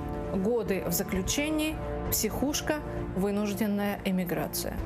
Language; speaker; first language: Russian; native; Russian